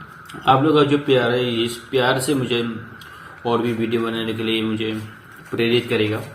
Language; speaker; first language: Hindi; non-native, local second language; Assamese